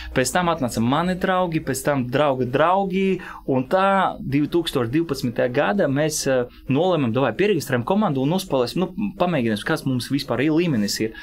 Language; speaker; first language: Latvian; non-native, local second language; Russian